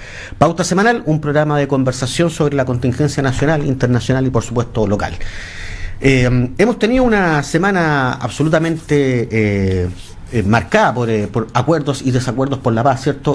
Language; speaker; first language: Spanish; native; Spanish